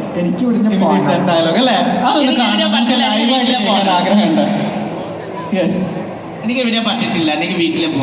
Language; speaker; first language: Malayalam; non-native, local second language; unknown